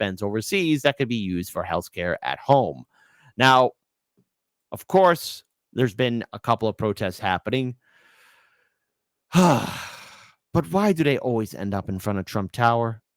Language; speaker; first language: English; native; English